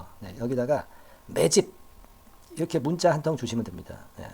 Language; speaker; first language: Korean; native; Korean